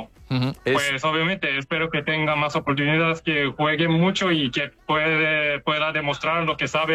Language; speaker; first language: Spanish; non-native, learner; Korean